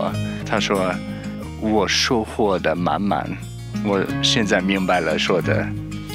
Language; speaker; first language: Chinese; non-native, learner; English